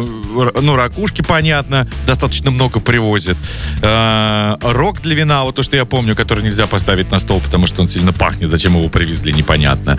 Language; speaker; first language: Russian; native; Russian